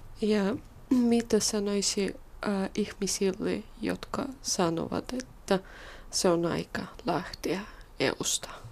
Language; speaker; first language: Finnish; non-native, learner; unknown